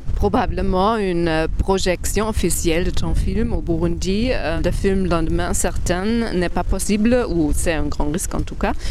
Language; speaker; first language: French; non-native, fluent; German